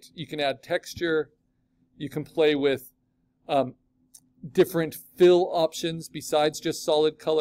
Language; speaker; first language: English; native; English